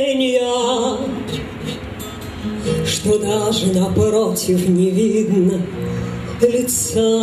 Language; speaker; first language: Russian; native; Russian